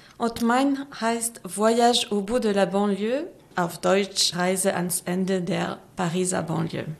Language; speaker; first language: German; non-native, fluent; French